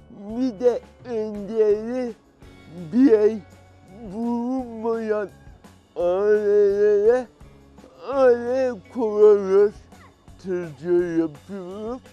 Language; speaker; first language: Turkish; native; Turkish